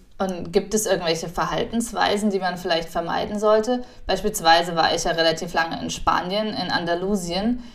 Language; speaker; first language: German; native; German